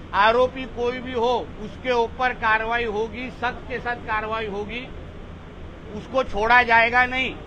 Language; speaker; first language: Hindi; non-native, local second language; Marathi